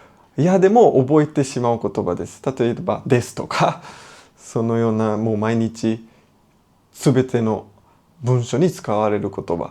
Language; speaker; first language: Japanese; non-native, fluent; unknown